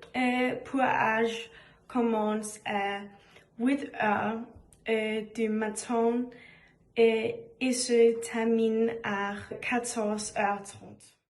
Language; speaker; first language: French; non-native, learner; Danish